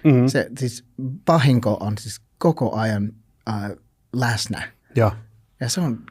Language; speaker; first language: Finnish; non-native, learner; English